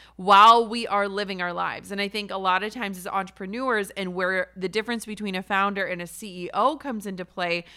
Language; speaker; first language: English; native; English